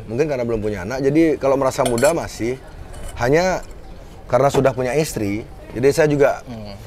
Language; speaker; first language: Indonesian; native; Indonesian